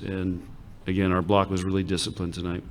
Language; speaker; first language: English; native; English